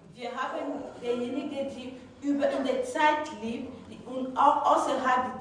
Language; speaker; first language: German; non-native, fluent; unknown